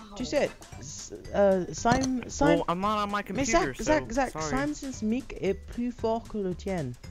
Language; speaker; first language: French; non-native, learner; English